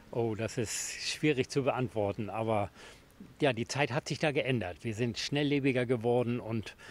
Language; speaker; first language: German; native; German